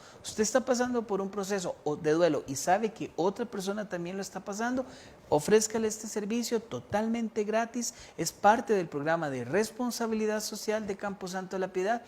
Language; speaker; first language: Spanish; native; Spanish